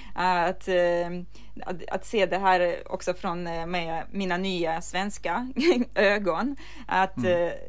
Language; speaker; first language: Swedish; non-native, fluent; Ukrainian